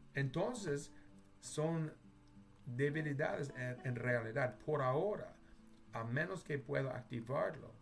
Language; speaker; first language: Spanish; non-native, learner; English